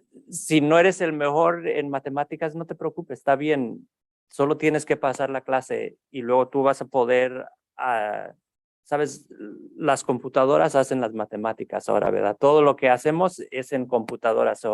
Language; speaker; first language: Spanish; early bilingual, heritage; Spanish